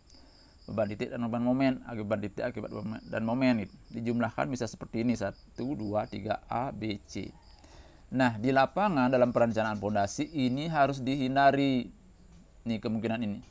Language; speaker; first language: Indonesian; native; Indonesian